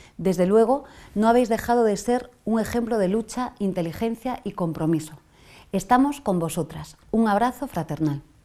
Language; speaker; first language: Spanish; native; Spanish